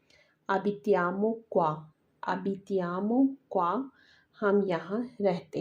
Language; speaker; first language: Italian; non-native, learner; Urdu